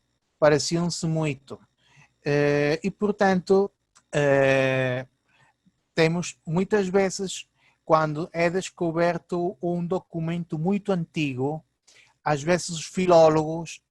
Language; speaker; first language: Portuguese; early bilingual, heritage; Portuguese